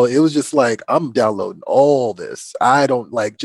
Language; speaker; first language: English; native; English